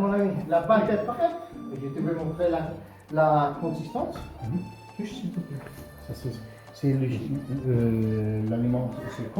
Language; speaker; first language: French; non-native, fluent; Italian